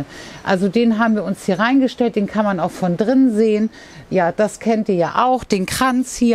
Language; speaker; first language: German; native; German